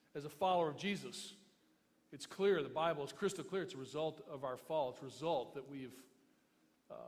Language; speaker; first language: English; native; English